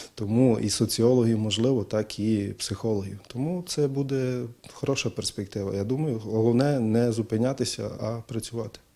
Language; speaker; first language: Ukrainian; native; Ukrainian